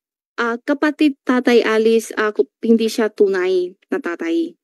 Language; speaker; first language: Filipino; non-native, learner; Chinese